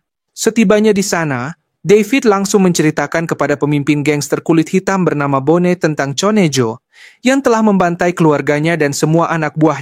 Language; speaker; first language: Indonesian; native; Indonesian